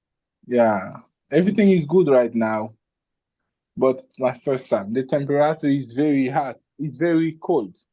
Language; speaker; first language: English; non-native, learner; Spanish